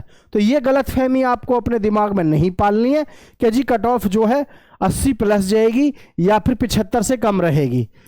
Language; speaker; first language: Hindi; native; Hindi